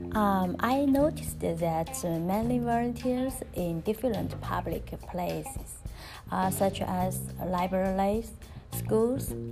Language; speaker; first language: English; non-native, learner; Chinese